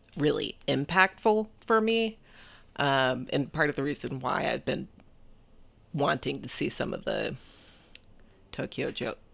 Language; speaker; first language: English; early bilingual, other home language; Japanese